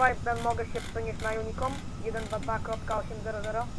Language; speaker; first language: Polish; native; Polish